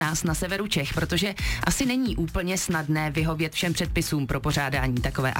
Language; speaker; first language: Czech; native; Czech